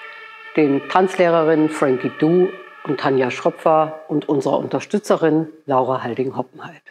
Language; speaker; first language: German; native; German